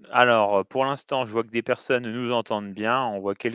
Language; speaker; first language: French; native; French